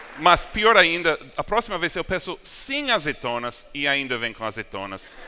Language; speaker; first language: Portuguese; non-native, fluent; English